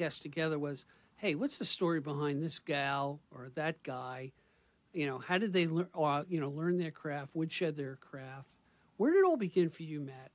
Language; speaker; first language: English; native; English